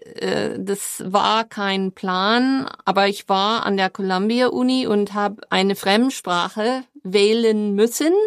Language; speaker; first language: German; non-native, fluent; English